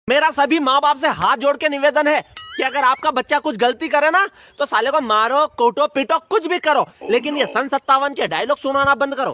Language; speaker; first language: Hindi; native; Hindi